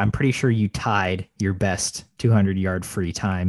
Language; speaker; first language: English; native; English